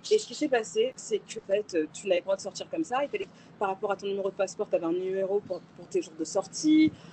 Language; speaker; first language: French; native; French